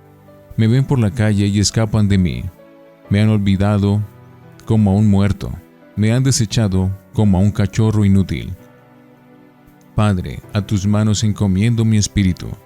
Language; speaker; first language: Spanish; native; Spanish